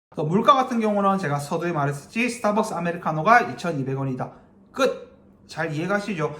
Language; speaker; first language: Korean; native; Korean